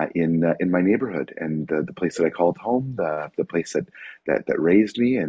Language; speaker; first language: English; native; English